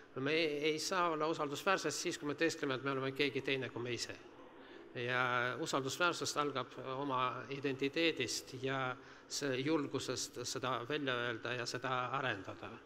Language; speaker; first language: Estonian; non-native, local second language; Russian